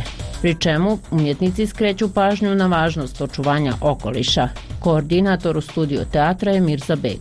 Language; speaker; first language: Croatian; native; Croatian